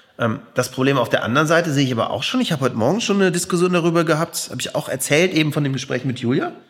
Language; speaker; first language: German; native; German